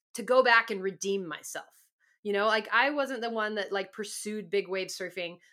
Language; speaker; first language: English; native; English